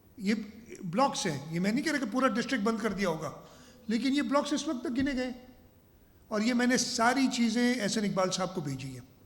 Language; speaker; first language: Urdu; non-native, local second language; Sindhi